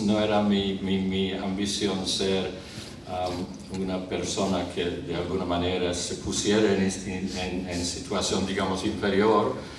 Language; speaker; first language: Spanish; non-native, fluent; English